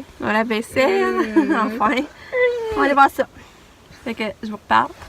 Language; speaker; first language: French; native; French